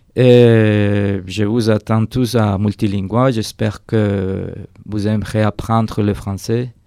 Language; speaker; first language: French; non-native, fluent; Spanish